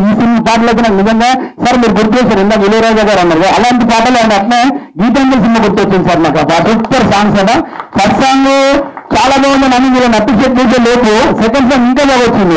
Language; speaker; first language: Telugu; native; Telugu